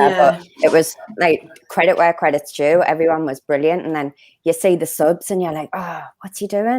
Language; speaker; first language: English; native; English